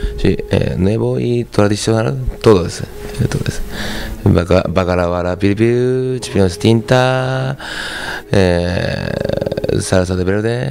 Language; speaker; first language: Spanish; non-native, learner; Japanese